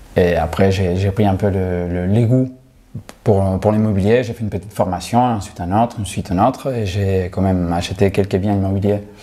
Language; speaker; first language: French; non-native, fluent; Spanish